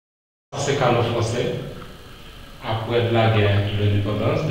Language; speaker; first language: French; non-native, local second language; Haitian Creole